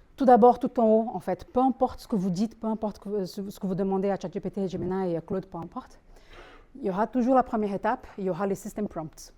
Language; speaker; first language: French; non-native, fluent; Portuguese